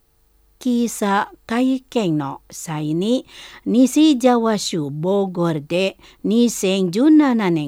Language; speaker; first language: Japanese; non-native, fluent; Indonesian